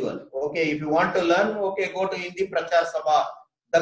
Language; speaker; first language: English; non-native, local second language; Tamil